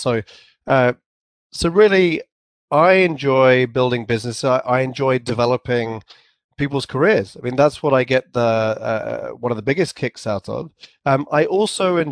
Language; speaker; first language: English; native; English